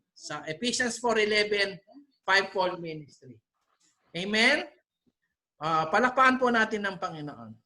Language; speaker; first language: Filipino; non-native, local second language; Pampanga